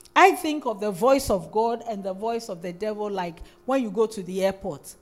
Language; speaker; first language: English; non-native, local second language; Akan